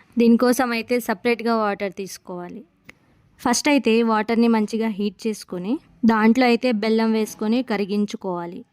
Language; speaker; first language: Telugu; non-native, local second language; Lambadi